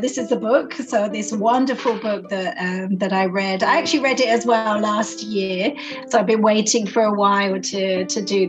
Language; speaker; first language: English; native; English